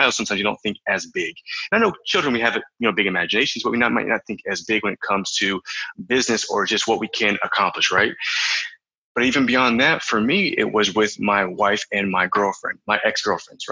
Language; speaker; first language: English; native; English